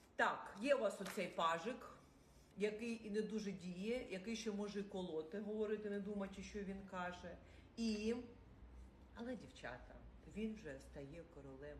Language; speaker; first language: Ukrainian; non-native, local second language; Russian